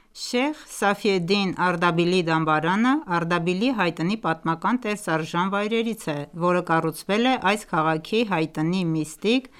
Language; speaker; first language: Armenian; early bilingual, heritage; Armenian